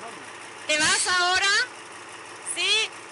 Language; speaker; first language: Spanish; native; Spanish